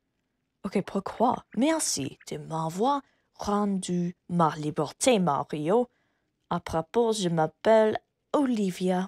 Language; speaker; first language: French; non-native, learner; English